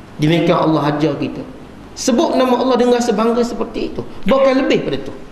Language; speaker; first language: Malay; native; Malay